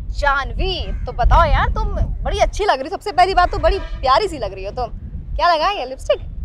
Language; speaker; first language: Hindi; native; Hindi